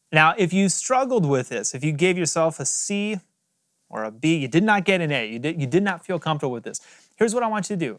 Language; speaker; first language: English; native; English